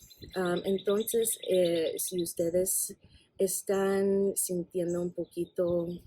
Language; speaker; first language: Spanish; non-native, fluent; English